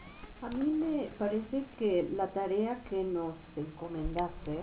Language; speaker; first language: Spanish; native; Spanish